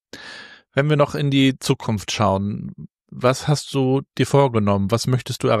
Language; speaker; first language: German; native; German